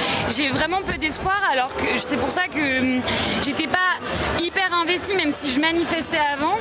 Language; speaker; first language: French; native; French